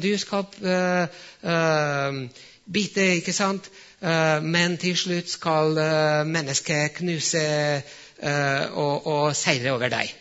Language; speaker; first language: Norwegian; non-native, fluent; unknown